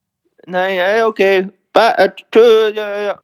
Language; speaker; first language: German; non-native, learner; English